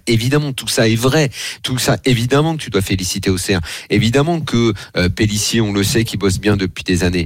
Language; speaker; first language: French; native; French